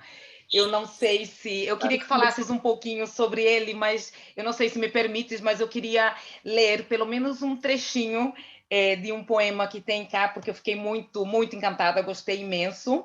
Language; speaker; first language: Portuguese; native; Portuguese